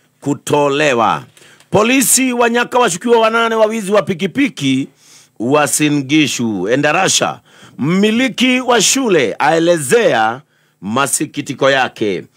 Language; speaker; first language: Swahili; non-native, local second language; Kikuyu